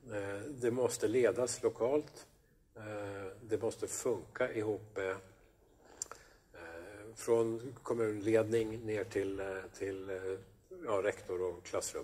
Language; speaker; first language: Swedish; native; Swedish